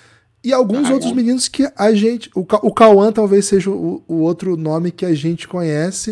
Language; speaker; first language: Portuguese; native; Portuguese